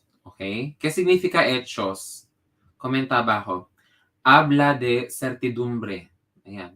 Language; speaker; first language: Spanish; non-native, fluent; Filipino